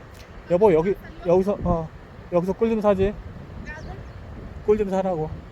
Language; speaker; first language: Korean; native; Korean